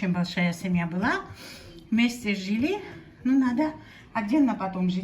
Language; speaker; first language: Russian; non-native, local second language; Georgian